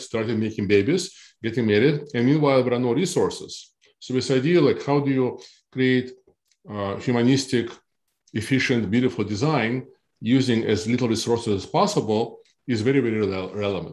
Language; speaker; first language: English; non-native, fluent; Russian